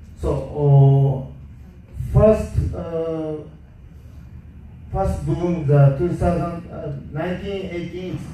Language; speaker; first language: English; non-native, learner; Japanese